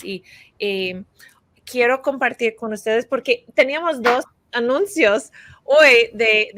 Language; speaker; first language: Spanish; non-native, fluent; English